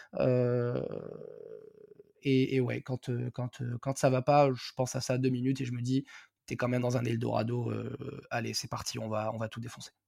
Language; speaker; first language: French; non-native, local second language; Arabic